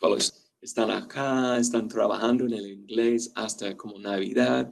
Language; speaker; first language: Spanish; non-native, fluent; English